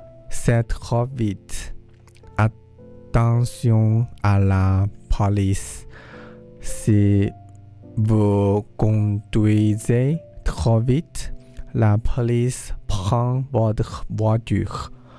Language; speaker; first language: French; non-native, learner; Chinese